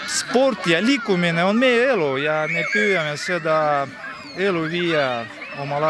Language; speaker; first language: Estonian; non-native, local second language; Russian